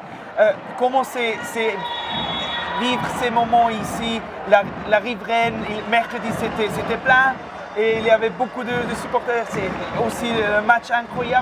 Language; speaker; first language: French; non-native, fluent; German